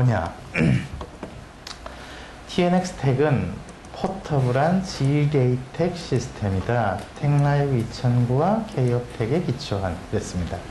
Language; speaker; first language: Korean; native; Korean